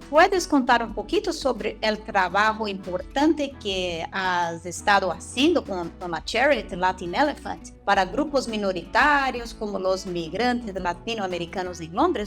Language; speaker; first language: Spanish; non-native, fluent; Portuguese